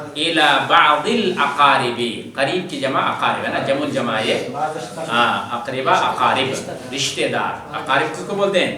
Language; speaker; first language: Urdu; native; Urdu